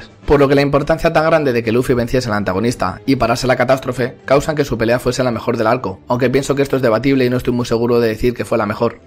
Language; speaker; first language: Spanish; native; Spanish